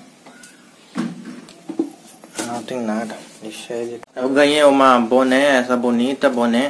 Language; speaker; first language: Portuguese; non-native, learner; Hindi